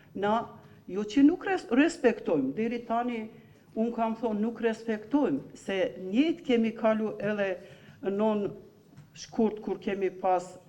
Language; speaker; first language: Albanian; non-native, local second language; Turkish